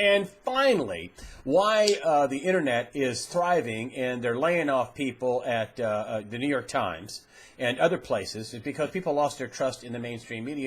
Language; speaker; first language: English; native; English